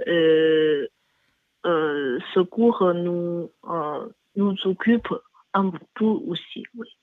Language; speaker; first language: French; non-native, learner; Chinese